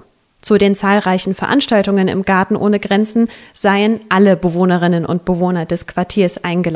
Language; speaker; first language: German; native; German